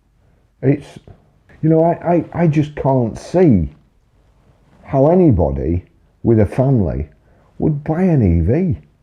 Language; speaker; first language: English; native; English